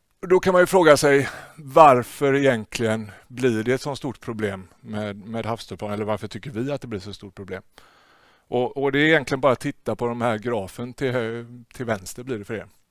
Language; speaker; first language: Swedish; native; Swedish